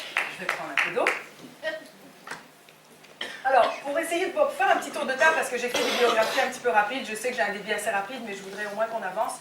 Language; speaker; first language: French; native; French